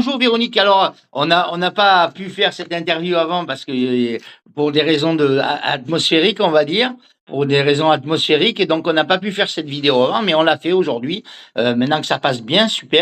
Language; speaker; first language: French; native; French